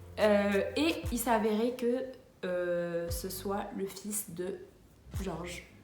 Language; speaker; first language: French; early bilingual, other home language; Arabic